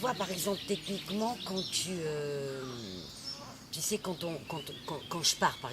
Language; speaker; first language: French; native; French